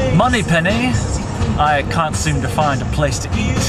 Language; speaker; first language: English; native; English